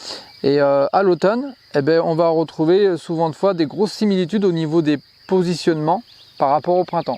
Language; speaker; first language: French; native; French